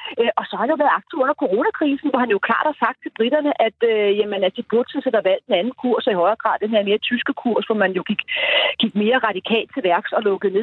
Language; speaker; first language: Danish; native; Danish